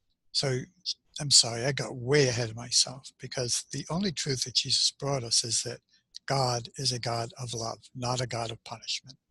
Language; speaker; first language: English; native; English